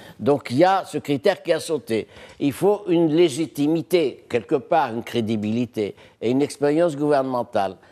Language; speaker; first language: French; non-native, local second language; Arabic